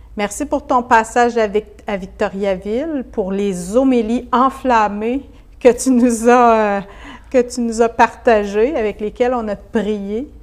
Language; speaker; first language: French; native; French